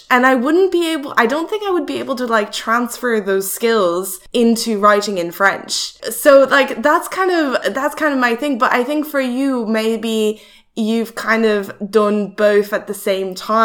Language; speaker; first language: English; non-native, fluent; French